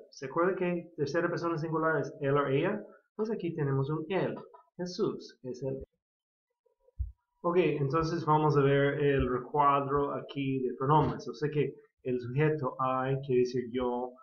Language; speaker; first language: Spanish; non-native, fluent; English